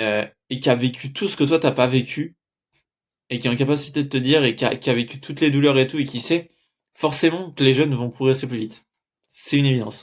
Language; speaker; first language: French; native; French